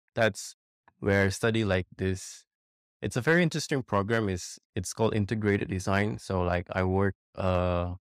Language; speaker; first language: English; non-native, fluent; Indonesian